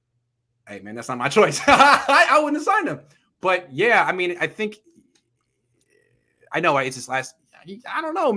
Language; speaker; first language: English; native; English